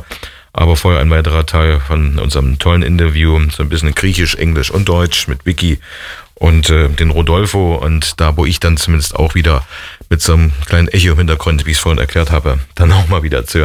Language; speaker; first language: German; native; German